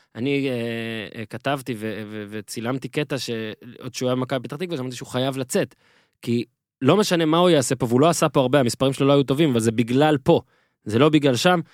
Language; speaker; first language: Hebrew; native; Hebrew